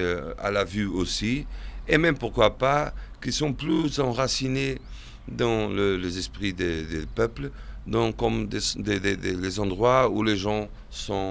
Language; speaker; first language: French; non-native, fluent; Portuguese